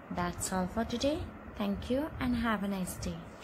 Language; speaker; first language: English; non-native, local second language; Hindi